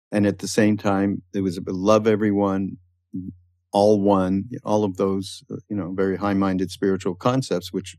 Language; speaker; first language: English; native; English